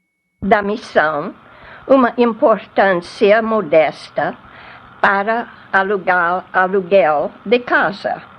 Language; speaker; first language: Portuguese; non-native, fluent; English